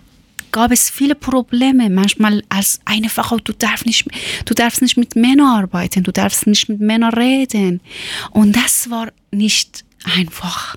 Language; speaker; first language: German; non-native, learner; Persian